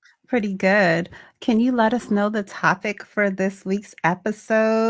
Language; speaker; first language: English; native; English